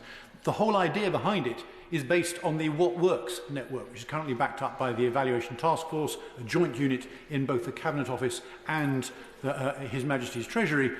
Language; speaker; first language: English; native; English